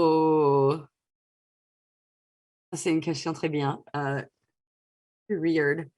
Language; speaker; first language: French; non-native, fluent; English